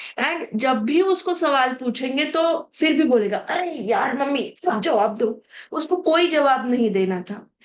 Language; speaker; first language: Hindi; non-native, local second language; Marathi